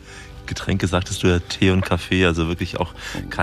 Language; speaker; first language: German; native; German